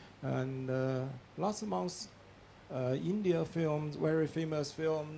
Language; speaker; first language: English; non-native, learner; Chinese